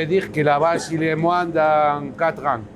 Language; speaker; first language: French; non-native, learner; Basque